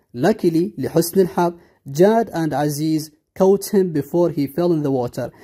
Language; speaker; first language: English; non-native, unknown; Arabic